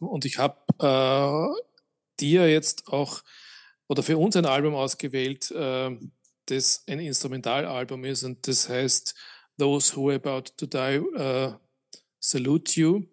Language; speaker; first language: German; native; German